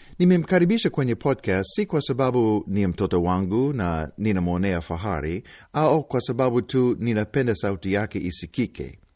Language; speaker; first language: Swahili; non-native, fluent; English